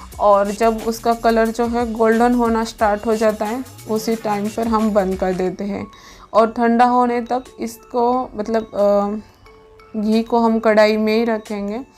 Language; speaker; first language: Hindi; non-native, local second language; Marathi